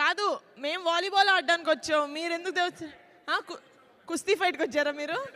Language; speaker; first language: Telugu; native; Telugu